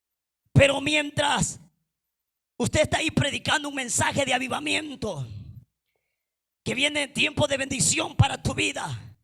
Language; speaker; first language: Spanish; native; Spanish